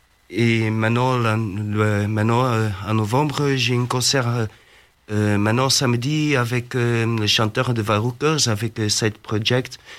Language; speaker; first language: French; non-native, learner; Dutch